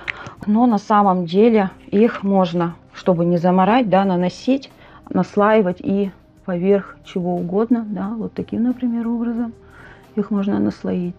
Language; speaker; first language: Russian; native; Russian